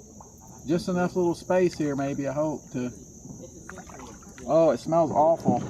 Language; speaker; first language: English; native; English